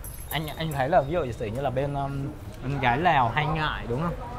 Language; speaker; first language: Vietnamese; native; Vietnamese